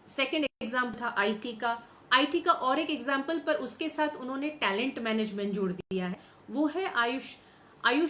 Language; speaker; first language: Hindi; non-native, local second language; Gujarati